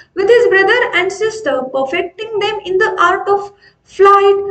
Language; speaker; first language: English; non-native, local second language; Marathi